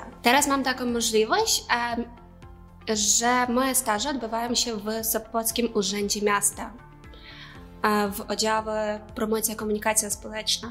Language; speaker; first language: Polish; non-native, learner; Ukrainian